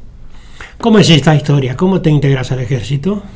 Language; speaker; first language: Spanish; native; Spanish